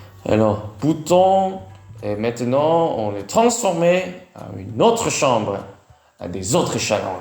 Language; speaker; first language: French; non-native, learner; Vietnamese